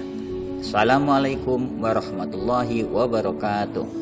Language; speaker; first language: Indonesian; native; Indonesian